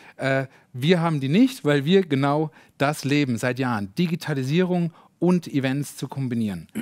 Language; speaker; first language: German; native; German